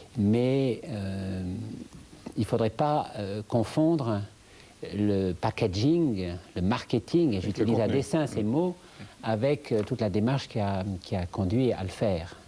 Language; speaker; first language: French; native; French